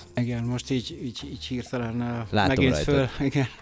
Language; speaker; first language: Hungarian; early bilingual, other home language; Italian